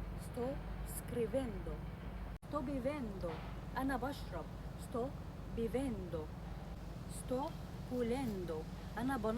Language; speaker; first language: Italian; non-native, fluent; Arabic